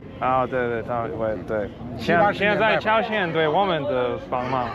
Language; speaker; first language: Chinese; non-native, learner; English